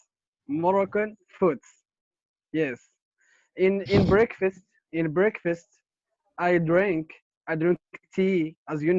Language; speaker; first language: English; non-native, learner; Arabic